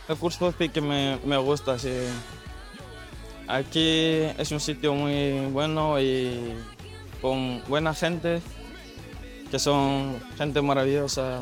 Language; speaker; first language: Spanish; non-native, learner; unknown